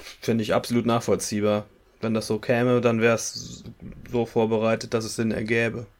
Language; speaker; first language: German; native; German